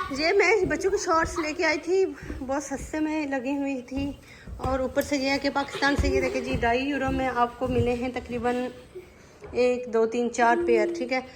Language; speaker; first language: Urdu; non-native, local second language; Punjabi